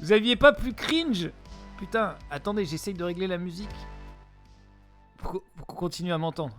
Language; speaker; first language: French; native; French